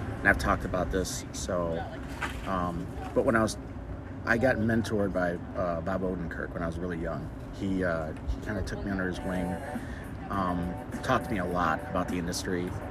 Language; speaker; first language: English; native; English